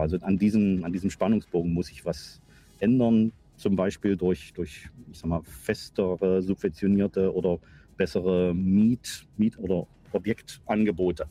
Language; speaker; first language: German; native; German